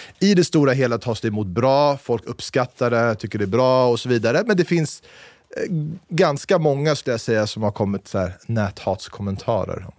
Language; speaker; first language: Swedish; native; Swedish